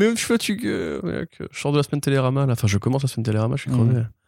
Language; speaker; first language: French; native; French